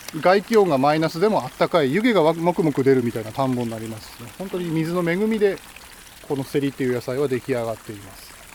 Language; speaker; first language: Japanese; native; Japanese